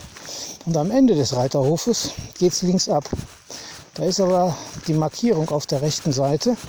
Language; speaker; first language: German; native; German